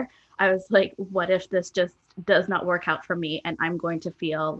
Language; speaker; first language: English; native; English